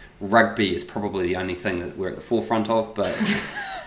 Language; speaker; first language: English; native; English